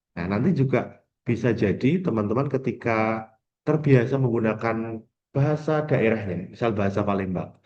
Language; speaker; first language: Indonesian; non-native, local second language; Javanese